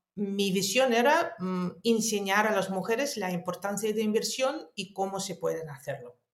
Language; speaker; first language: Spanish; non-native, fluent; Russian